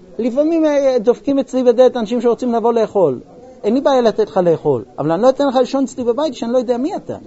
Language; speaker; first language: Hebrew; non-native, fluent; English